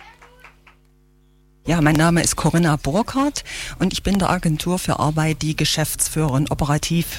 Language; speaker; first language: German; native; German